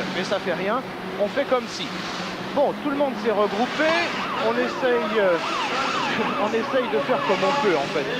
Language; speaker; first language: French; native; French